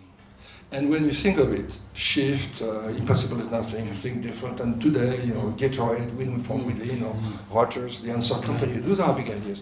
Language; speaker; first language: English; non-native, fluent; French